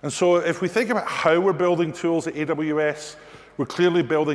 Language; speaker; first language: English; native; English